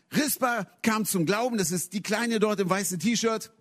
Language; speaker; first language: German; native; German